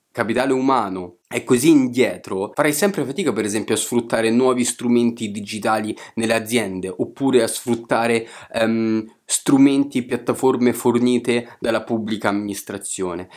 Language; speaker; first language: Italian; native; Italian